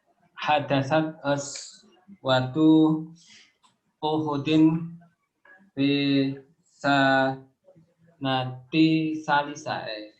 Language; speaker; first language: Arabic; non-native, learner; Indonesian